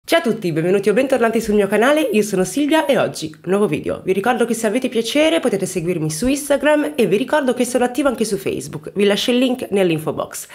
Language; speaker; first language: Italian; native; Italian